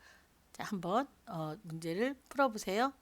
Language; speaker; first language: Korean; native; Korean